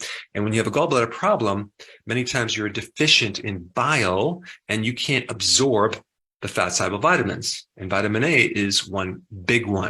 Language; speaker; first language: English; native; English